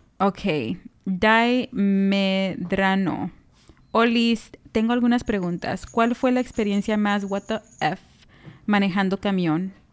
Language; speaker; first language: Spanish; early bilingual, heritage; Spanish